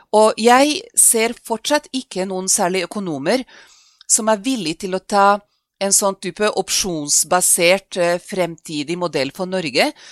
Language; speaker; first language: Norwegian; non-native, fluent; Serbian